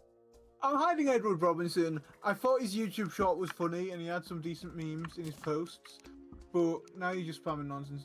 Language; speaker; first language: English; native; English